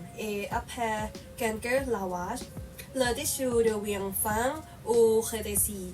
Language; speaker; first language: French; non-native, learner; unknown